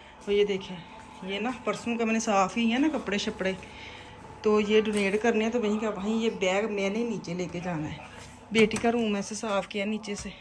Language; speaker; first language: Urdu; non-native, local second language; Punjabi